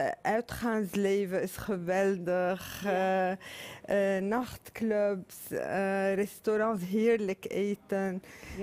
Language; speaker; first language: Dutch; non-native, fluent; Arabic